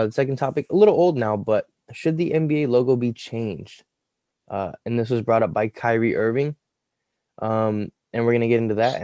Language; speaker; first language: English; native; English